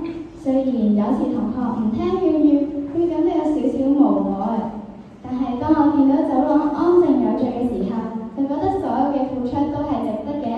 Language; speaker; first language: Cantonese; native; Cantonese